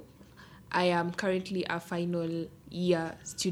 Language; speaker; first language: English; non-native, local second language; Luo (Kenya and Tanzania)